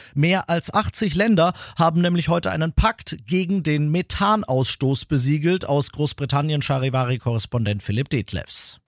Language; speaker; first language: German; native; German